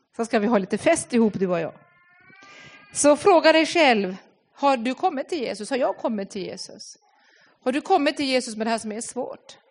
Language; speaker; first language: Swedish; non-native, fluent; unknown